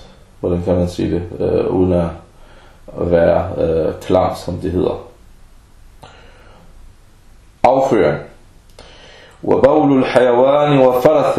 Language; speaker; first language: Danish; early bilingual, other home language; Arabic